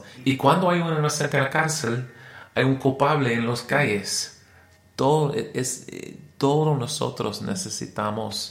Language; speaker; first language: Spanish; non-native, learner; English